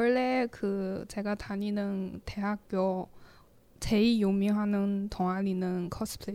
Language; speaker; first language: Korean; non-native, learner; Chinese